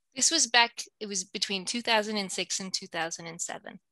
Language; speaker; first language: English; native; English